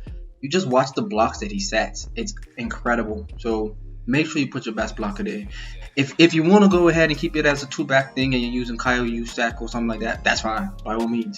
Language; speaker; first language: English; native; English